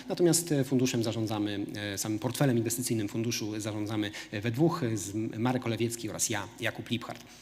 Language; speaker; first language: Polish; native; Polish